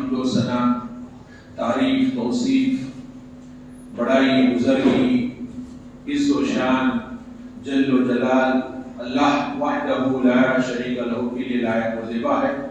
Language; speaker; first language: Urdu; native; Urdu